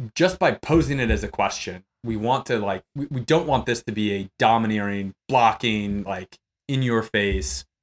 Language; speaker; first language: English; native; English